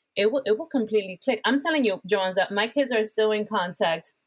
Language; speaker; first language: English; early bilingual, other home language; Spanish